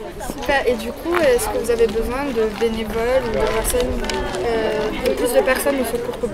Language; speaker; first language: French; native; French